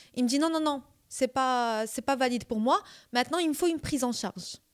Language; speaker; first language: French; non-native, local second language; Arabic